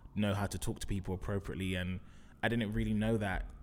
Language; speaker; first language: English; native; English